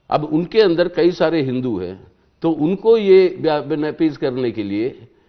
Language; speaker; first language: Hindi; non-native, local second language; Telugu